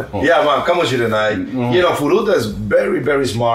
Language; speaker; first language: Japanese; non-native, learner; Spanish